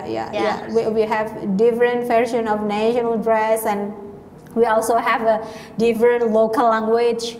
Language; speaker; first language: English; non-native, learner; Indonesian